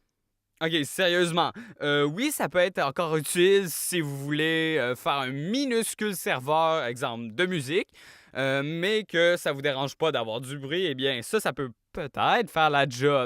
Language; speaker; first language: French; native; French